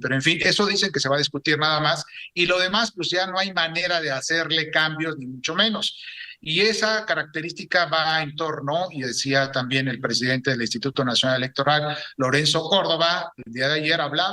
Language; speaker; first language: Spanish; native; Spanish